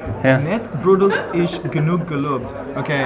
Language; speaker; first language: German; non-native, learner; English